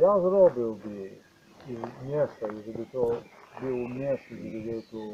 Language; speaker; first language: Polish; non-native, learner; Croatian